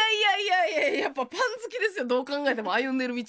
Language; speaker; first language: Japanese; native; Japanese